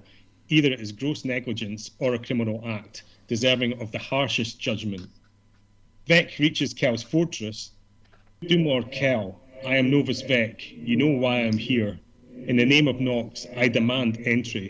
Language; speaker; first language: English; native; English